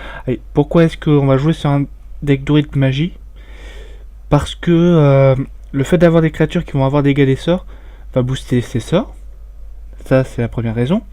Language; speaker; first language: French; native; French